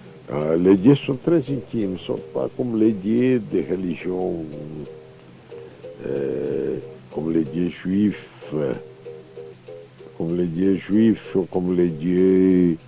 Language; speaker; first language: French; non-native, fluent; Portuguese